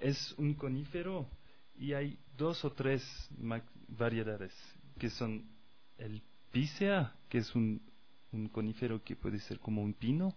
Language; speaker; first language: Spanish; non-native, fluent; French